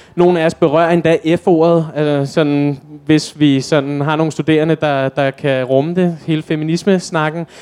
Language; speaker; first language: Danish; native; Danish